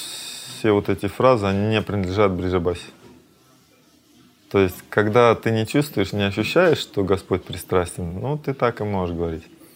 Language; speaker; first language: Russian; native; Russian